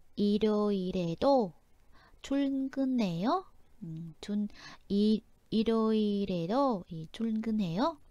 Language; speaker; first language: Korean; non-native, fluent; Vietnamese